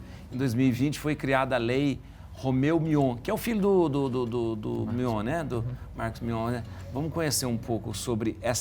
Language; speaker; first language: Portuguese; native; Portuguese